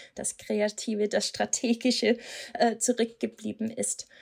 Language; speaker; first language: German; non-native, fluent; Danish